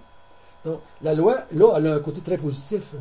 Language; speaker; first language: French; native; French